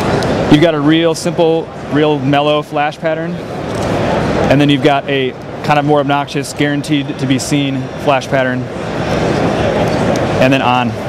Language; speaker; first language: English; native; English